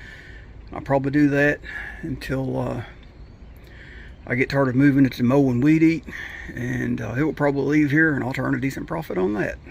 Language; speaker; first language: English; native; English